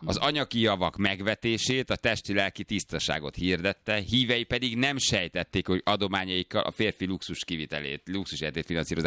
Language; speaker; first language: Hungarian; native; Hungarian